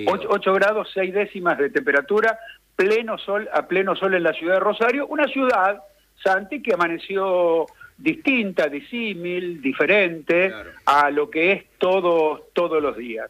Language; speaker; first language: Spanish; native; Spanish